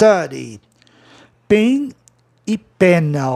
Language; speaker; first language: English; non-native, fluent; Portuguese